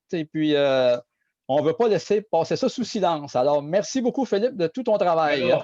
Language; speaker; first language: French; native; French